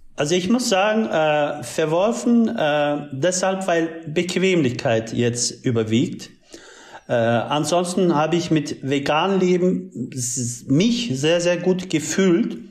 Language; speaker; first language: German; early bilingual, other home language; Turkish